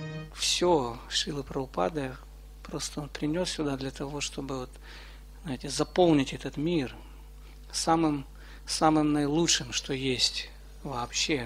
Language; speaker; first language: Russian; native; Russian